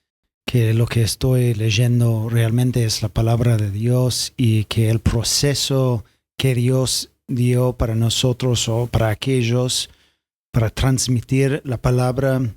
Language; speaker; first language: Spanish; non-native, fluent; English